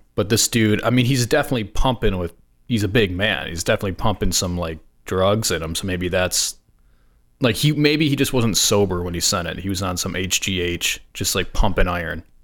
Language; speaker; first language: English; native; English